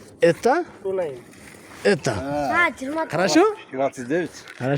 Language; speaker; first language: Russian; non-native, learner; Bangla